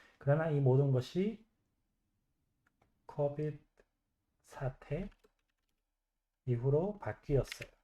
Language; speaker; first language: Korean; non-native, fluent; English